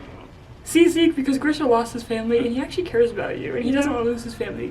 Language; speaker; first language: English; native; English